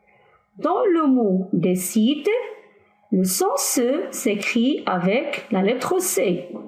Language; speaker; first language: French; non-native, local second language; Arabic